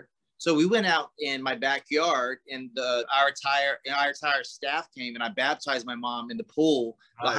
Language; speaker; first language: English; native; English